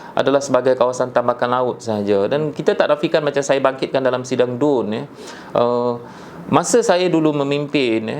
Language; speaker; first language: Malay; native; Malay